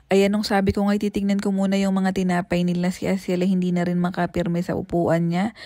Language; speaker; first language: Filipino; native; Filipino